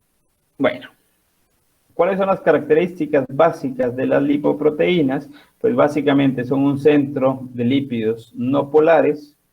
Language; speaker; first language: Spanish; native; Spanish